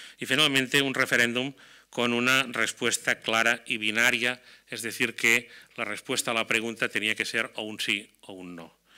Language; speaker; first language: Spanish; non-native, local second language; Catalan